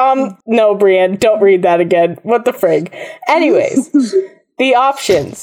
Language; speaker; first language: English; native; English